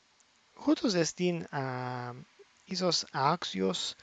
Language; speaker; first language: Greek; non-native, fluent; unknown